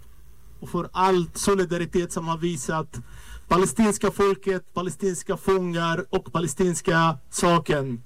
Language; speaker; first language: Swedish; non-native, fluent; Arabic